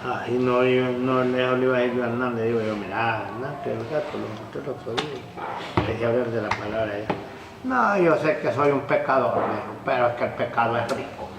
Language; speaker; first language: Spanish; native; Spanish